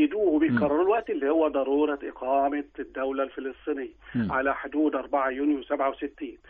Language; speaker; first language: Arabic; native; Arabic